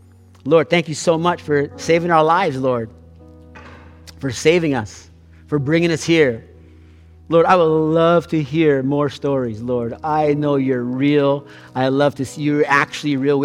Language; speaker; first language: English; native; English